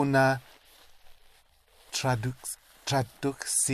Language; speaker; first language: Spanish; non-native, learner; English